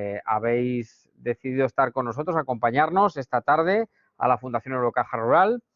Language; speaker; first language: Spanish; native; Spanish